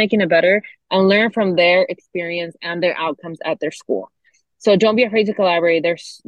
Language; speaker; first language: English; non-native, fluent; Spanish